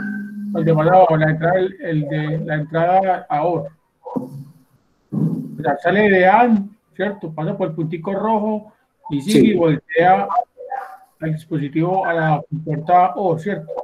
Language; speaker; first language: Spanish; native; Spanish